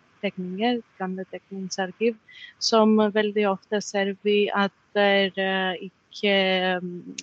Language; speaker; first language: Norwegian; non-native, fluent; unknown